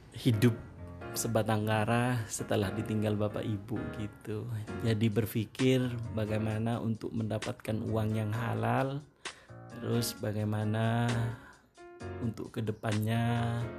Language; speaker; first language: Indonesian; non-native, local second language; Madurese